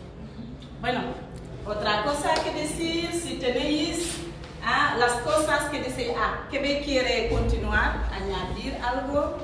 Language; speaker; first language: Spanish; non-native, fluent; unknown